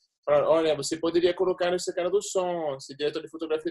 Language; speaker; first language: Portuguese; non-native, fluent; English